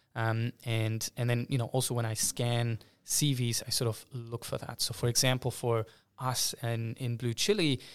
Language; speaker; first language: English; non-native, fluent; German